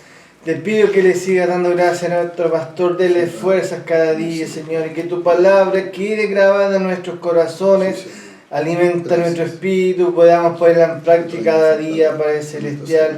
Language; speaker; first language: Spanish; native; Spanish